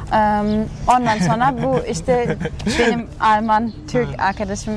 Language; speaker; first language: Turkish; non-native, fluent; German